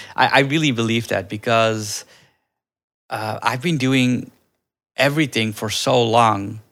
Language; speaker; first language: English; early bilingual, other home language; Dutch